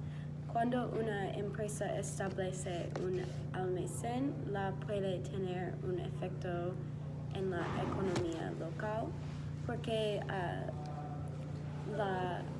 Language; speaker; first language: Spanish; non-native, learner; English